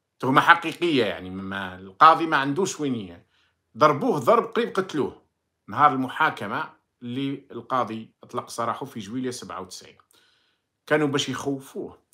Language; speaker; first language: Arabic; native; Arabic